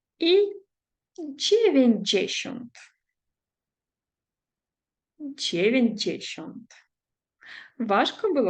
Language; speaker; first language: Polish; non-native, fluent; Ukrainian